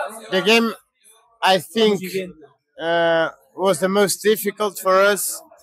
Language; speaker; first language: English; non-native, learner; Portuguese